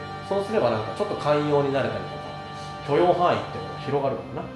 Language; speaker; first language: Japanese; native; Japanese